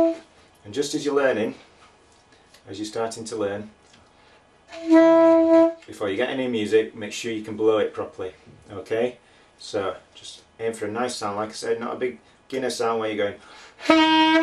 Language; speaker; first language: English; native; English